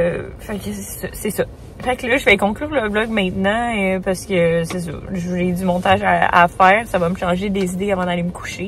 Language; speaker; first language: French; native; French